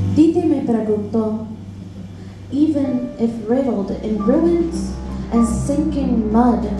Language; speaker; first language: English; early bilingual, other home language; Spanish